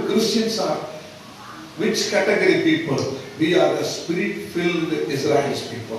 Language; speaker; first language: English; non-native, local second language; Tamil